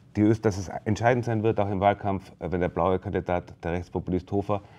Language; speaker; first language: German; native; German